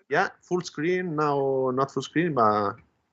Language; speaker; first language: English; non-native, fluent; Italian